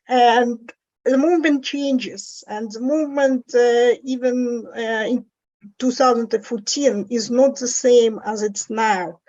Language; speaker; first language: English; non-native, fluent; Russian